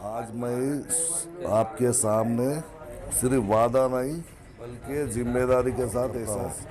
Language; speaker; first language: Hindi; non-native, local second language; Telugu